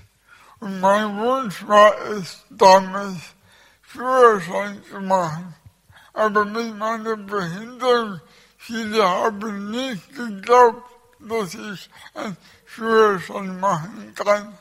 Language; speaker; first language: German; early bilingual, other home language; Russian